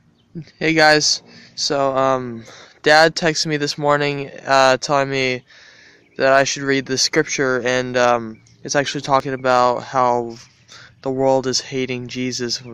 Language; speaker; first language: English; native; English